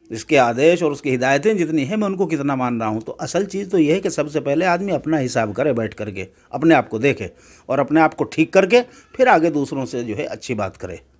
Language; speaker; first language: Hindi; native; Hindi